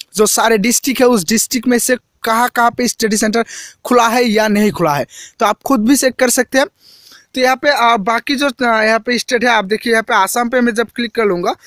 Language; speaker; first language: Hindi; non-native, local second language; Assamese